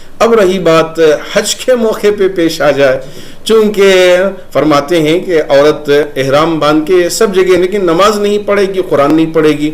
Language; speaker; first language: Urdu; native; Urdu